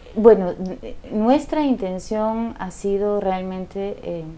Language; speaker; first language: Spanish; non-native, fluent; Dutch